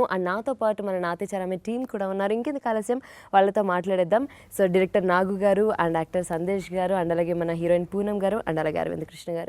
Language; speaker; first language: Telugu; native; Telugu